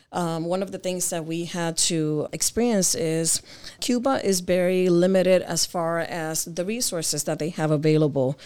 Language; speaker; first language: English; native; English